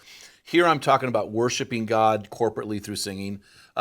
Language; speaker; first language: English; native; English